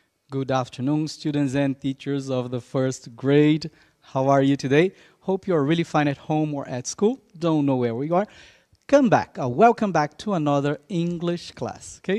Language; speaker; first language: English; non-native, fluent; Portuguese